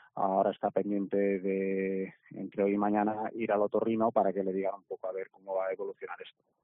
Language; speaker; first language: Spanish; non-native, local second language; Catalan